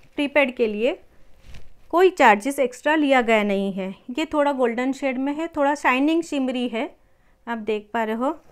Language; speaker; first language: Hindi; non-native, local second language; Marathi